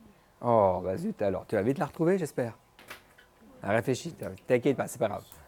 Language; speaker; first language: French; native; French